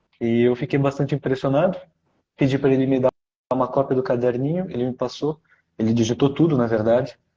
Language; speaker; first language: Portuguese; native; Portuguese